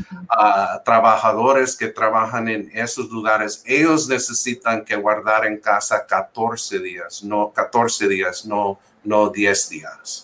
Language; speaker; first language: Spanish; early bilingual, heritage; English